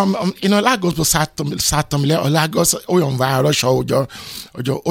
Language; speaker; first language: Hungarian; non-native, fluent; Yoruba